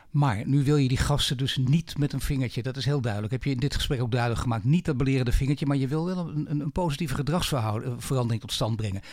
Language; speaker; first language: Dutch; native; Dutch